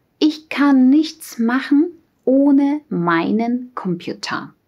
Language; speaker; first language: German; non-native, fluent; Russian